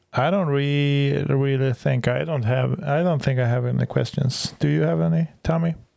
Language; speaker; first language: English; non-native, fluent; Swedish